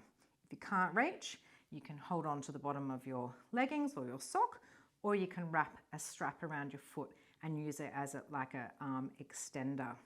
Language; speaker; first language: English; native; English